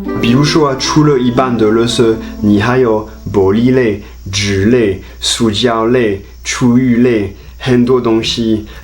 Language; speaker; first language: Chinese; non-native, fluent; French